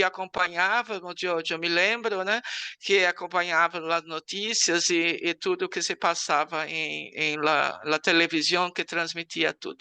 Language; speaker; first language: Portuguese; non-native, learner; Spanish